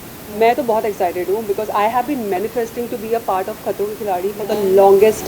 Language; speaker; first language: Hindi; native; Hindi